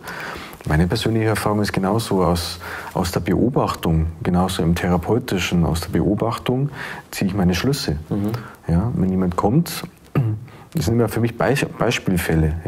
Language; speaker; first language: German; native; German